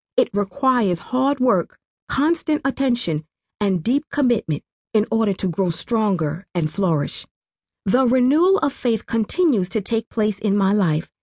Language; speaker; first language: English; non-native, local second language; Kinyarwanda